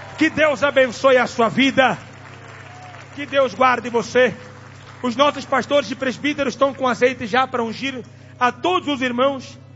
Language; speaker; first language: Portuguese; non-native, local second language; Tsonga